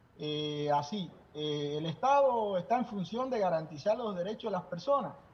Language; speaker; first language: Spanish; native; Spanish